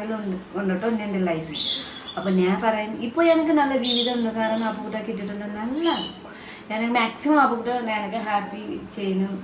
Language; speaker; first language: Malayalam; non-native, fluent; Nepali